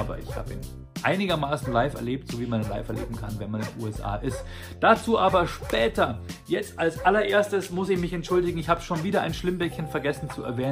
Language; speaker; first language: German; native; German